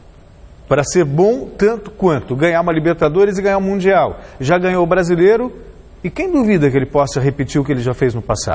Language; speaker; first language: Portuguese; native; Portuguese